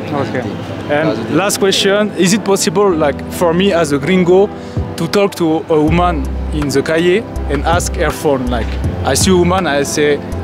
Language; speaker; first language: English; non-native, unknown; French